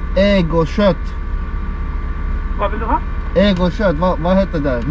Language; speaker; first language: Swedish; non-native, learner; Turkish